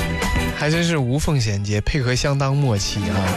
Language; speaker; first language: Chinese; native; Chinese